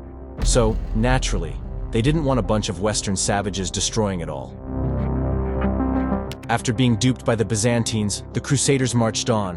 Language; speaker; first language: English; native; English